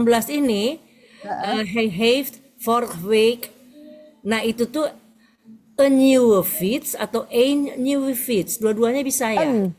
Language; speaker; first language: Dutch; non-native, learner; Indonesian